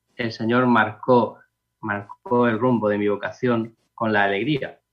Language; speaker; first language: Spanish; native; Spanish